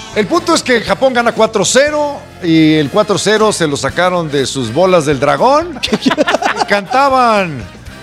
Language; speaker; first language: Spanish; native; Spanish